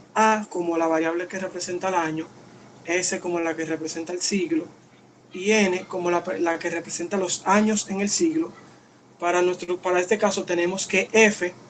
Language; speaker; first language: Spanish; native; Spanish